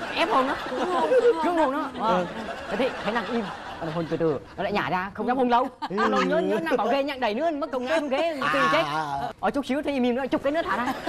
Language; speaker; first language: Vietnamese; native; Vietnamese